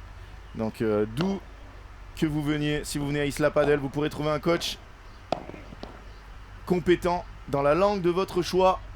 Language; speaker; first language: French; native; French